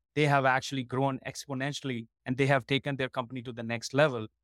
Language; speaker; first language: English; non-native, local second language; Hindi